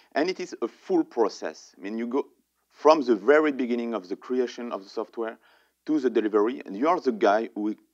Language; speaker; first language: English; non-native, fluent; French